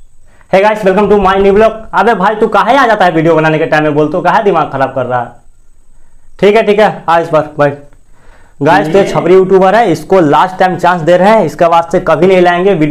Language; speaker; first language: Hindi; native; Hindi